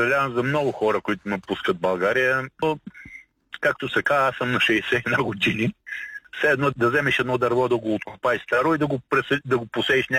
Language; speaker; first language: Bulgarian; native; Bulgarian